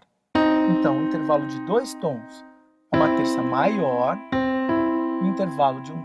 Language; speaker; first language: Portuguese; native; Portuguese